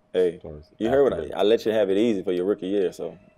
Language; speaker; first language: English; native; English